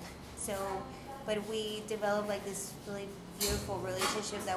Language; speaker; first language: English; non-native, fluent; Spanish